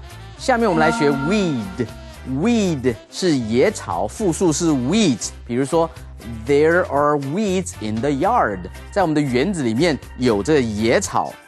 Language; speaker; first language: Chinese; native; Chinese